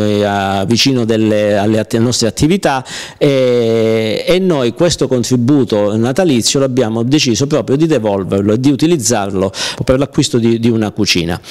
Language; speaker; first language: Italian; native; Italian